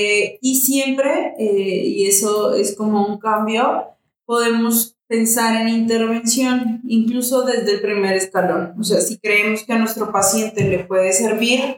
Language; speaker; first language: Spanish; native; Spanish